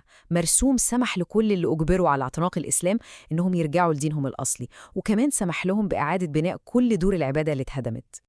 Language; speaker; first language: Arabic; native; Arabic